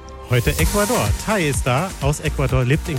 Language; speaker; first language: German; native; German